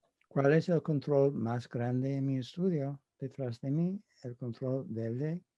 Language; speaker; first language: Spanish; non-native, fluent; English